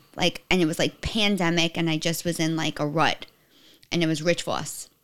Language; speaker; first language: English; native; English